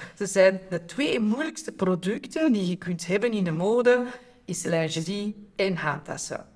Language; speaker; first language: Dutch; native; Dutch